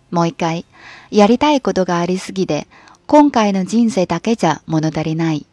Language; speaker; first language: Japanese; non-native, fluent; Chinese